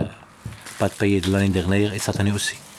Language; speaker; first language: French; non-native, learner; Arabic